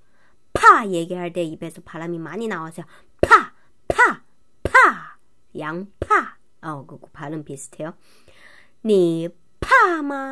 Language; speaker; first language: Korean; non-native, fluent; Chinese